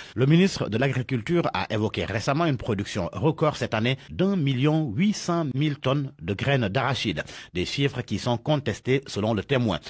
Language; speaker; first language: French; non-native, local second language; Wolof